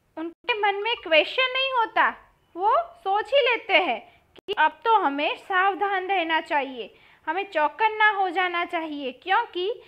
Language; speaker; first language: Hindi; non-native, local second language; Gujarati